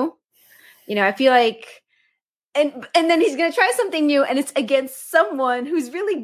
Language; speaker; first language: English; non-native, local second language; Filipino